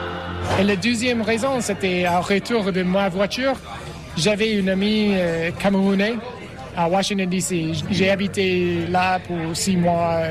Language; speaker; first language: French; non-native, learner; English